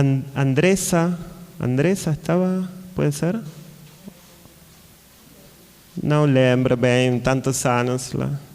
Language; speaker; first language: Portuguese; non-native, learner; Spanish